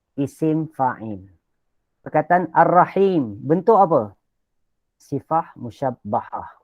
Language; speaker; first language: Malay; native; Malay